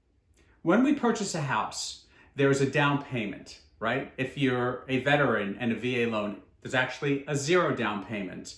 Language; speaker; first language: English; native; English